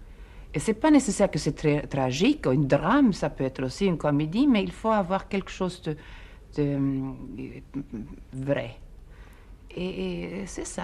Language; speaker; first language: French; non-native, fluent; Swedish